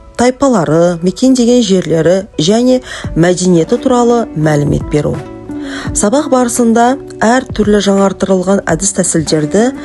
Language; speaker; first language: Kazakh; non-native, local second language; Uzbek